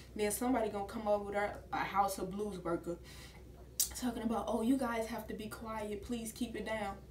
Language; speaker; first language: English; native; English